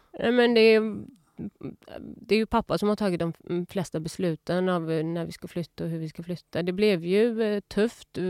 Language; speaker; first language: Swedish; early bilingual, other home language; Persian